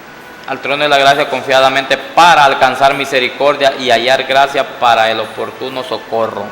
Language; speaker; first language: Spanish; native; Spanish